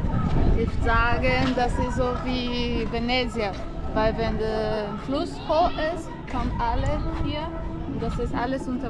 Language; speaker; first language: German; non-native, learner; Portuguese